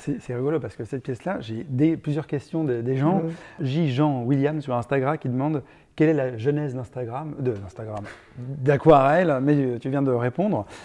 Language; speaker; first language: French; native; French